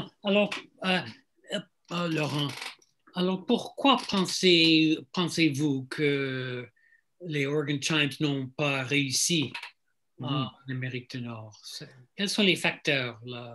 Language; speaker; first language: French; non-native, fluent; English